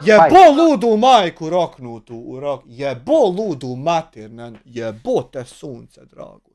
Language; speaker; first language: Bosnian; native; Bosnian